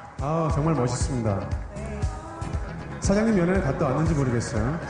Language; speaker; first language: Korean; native; Korean